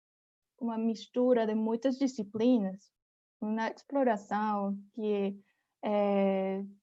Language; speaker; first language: Portuguese; non-native, fluent; Spanish